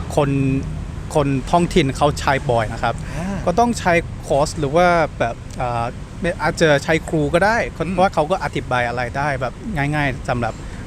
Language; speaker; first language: Thai; non-native, fluent; English